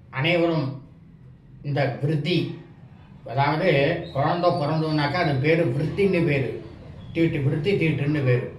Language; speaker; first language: Tamil; native; Tamil